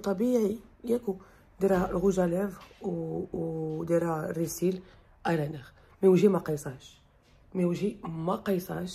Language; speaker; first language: Arabic; native; Arabic